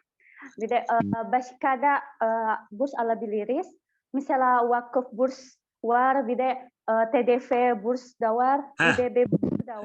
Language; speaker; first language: Turkish; non-native, learner; Indonesian